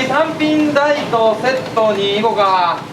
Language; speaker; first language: Japanese; native; Japanese